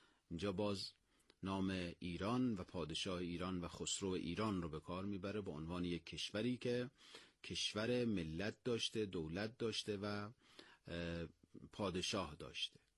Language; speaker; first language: Persian; native; Persian